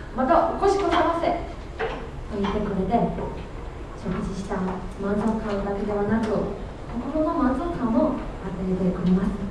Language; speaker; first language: Japanese; non-native, fluent; Chinese